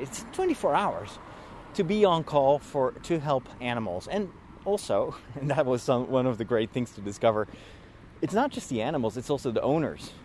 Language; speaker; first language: English; non-native, fluent; Dutch